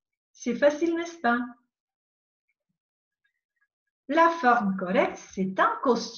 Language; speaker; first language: French; non-native, fluent; Macedonian